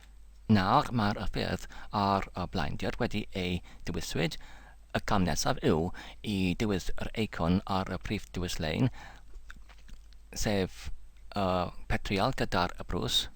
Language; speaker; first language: Welsh; non-native, learner; English